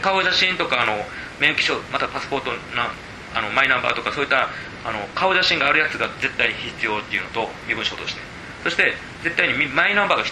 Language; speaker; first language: Japanese; native; Japanese